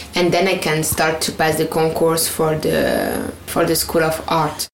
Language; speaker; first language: English; non-native, fluent; French